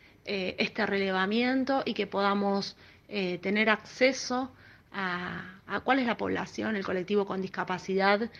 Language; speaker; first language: Spanish; native; Spanish